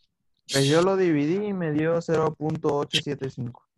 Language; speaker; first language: Spanish; native; Spanish